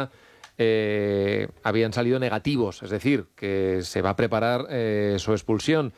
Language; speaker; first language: Spanish; native; Spanish